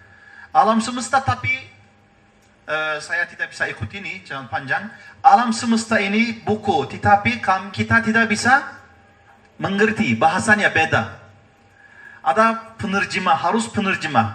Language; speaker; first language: Indonesian; non-native, learner; Turkish